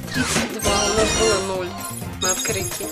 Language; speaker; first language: Russian; native; Russian